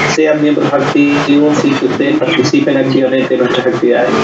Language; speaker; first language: Spanish; native; Spanish